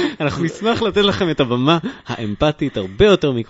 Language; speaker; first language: Hebrew; native; Hebrew